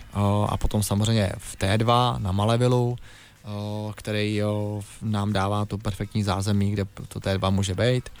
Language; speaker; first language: Czech; native; Czech